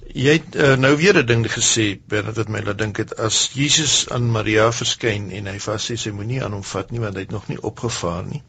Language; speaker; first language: Afrikaans; native; Afrikaans